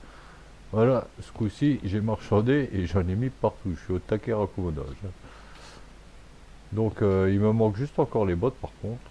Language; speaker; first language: French; native; French